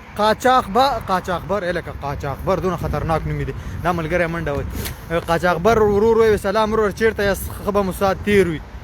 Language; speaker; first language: Pashto; non-native, local second language; Uzbek